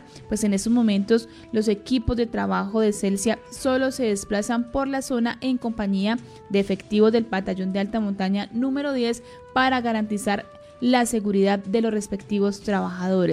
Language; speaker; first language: Spanish; native; Spanish